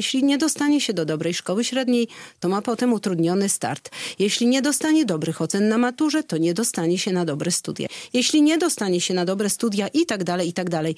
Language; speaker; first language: Polish; native; Polish